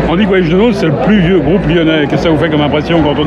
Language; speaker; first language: French; native; French